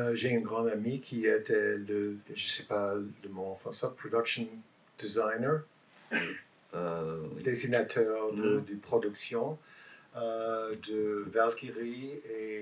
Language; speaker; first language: French; non-native, learner; English